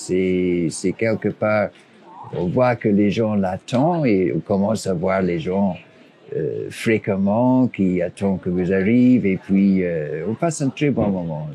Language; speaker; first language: French; non-native, fluent; English